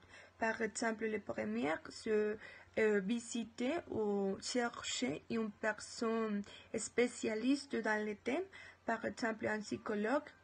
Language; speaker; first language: French; non-native, learner; Spanish